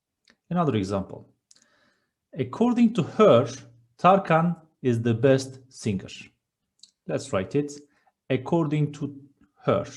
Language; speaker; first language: English; non-native, fluent; Turkish